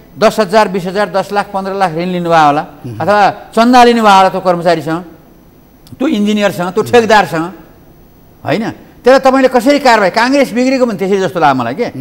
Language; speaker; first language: Nepali; native; Nepali